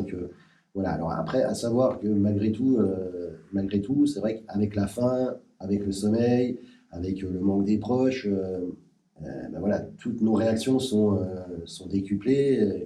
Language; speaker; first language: French; native; French